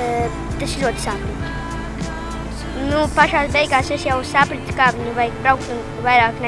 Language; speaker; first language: Latvian; non-native, local second language; Russian